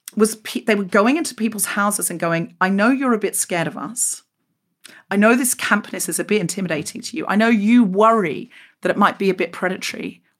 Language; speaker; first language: English; native; English